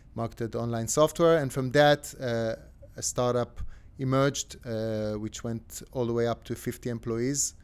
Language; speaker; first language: English; non-native, fluent; Hebrew